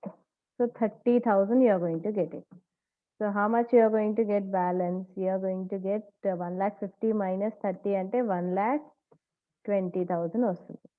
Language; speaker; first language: English; non-native, local second language; Telugu